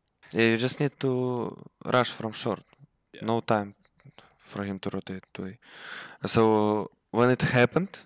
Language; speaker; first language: English; non-native, fluent; Russian